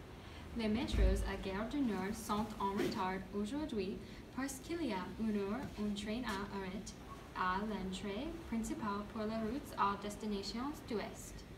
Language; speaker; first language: French; non-native, learner; English